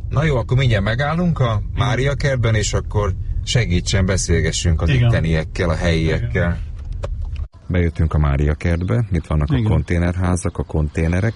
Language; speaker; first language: Hungarian; native; Hungarian